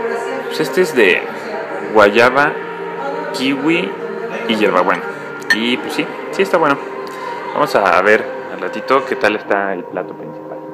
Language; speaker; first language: Spanish; native; Spanish